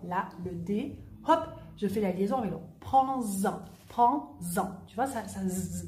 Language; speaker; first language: French; native; French